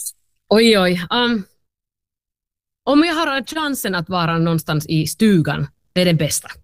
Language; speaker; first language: Swedish; non-native, learner; Finnish